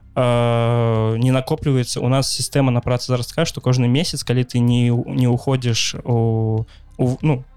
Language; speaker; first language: Belarusian; native; Belarusian